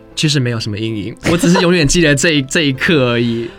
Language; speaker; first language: Chinese; native; Chinese